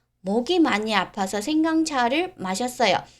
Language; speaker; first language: Korean; non-native, fluent; Chinese